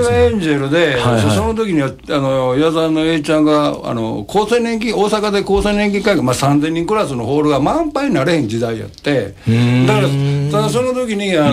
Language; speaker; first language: Japanese; native; Japanese